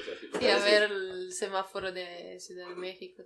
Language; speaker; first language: Spanish; non-native, fluent; Italian